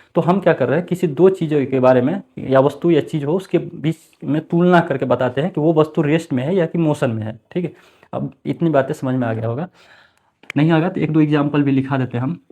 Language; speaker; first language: Hindi; native; Hindi